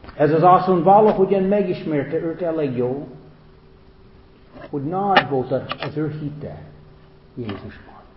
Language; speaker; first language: Hungarian; non-native, fluent; English